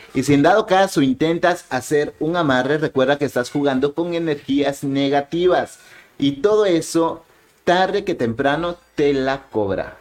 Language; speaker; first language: Spanish; native; Spanish